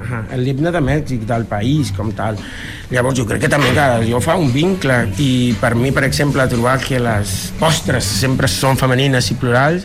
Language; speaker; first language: Catalan; non-native, fluent; Spanish